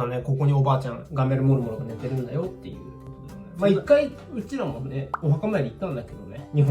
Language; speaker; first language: Japanese; native; Japanese